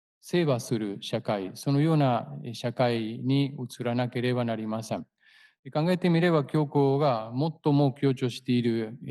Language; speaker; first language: Japanese; non-native, fluent; Spanish